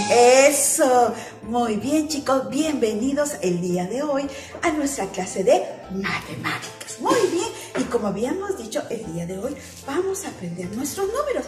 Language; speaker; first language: Spanish; native; Spanish